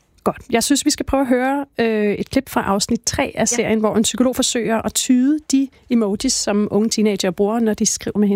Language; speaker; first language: Danish; native; Danish